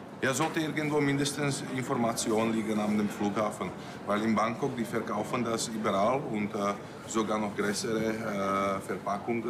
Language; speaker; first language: German; non-native, fluent; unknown